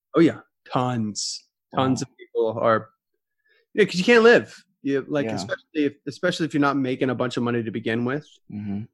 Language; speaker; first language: English; native; English